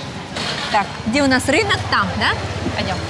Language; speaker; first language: Russian; native; Russian